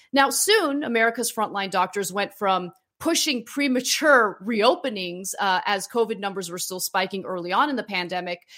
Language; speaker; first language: English; early bilingual, other home language; Armenian